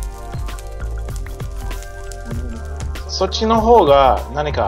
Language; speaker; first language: Japanese; non-native, fluent; English